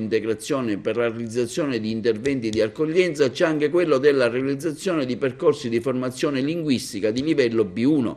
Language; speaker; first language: Italian; native; Italian